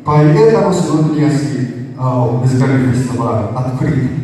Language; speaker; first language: Russian; non-native, learner; Japanese